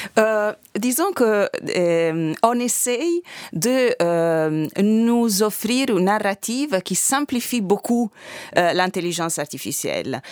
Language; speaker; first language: French; non-native, fluent; Italian